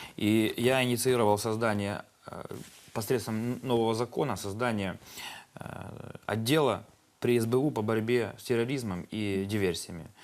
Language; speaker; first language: Ukrainian; native; Ukrainian